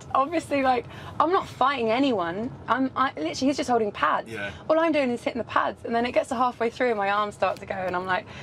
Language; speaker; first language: English; native; English